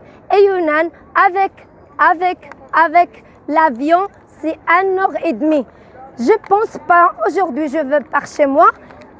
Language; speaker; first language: French; non-native, learner; Arabic